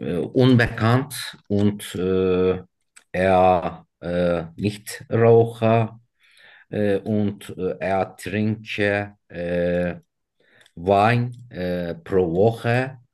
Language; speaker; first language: German; non-native, learner; Turkish